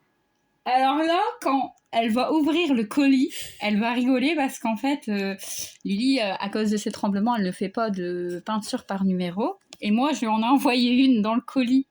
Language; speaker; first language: French; native; French